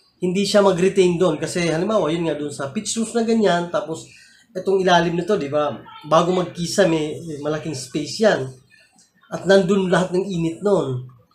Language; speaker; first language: Filipino; native; Filipino